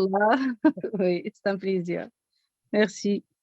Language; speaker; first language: French; non-native, local second language; Arabic